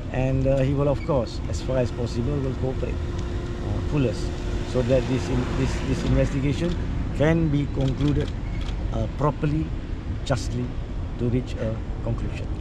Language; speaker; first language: English; non-native, local second language; Malay